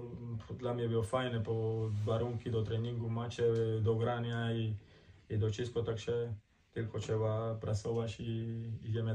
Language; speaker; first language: Polish; non-native, learner; Spanish